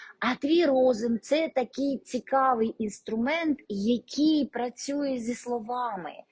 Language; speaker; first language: Ukrainian; non-native, local second language; Russian